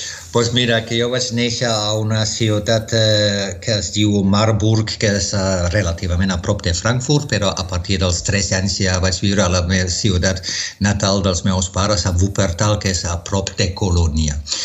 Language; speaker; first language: Catalan; non-native, fluent; German